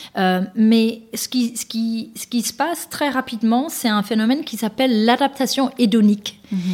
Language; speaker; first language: French; non-native, fluent; Danish